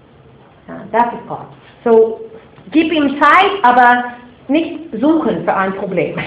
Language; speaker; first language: German; non-native, fluent; English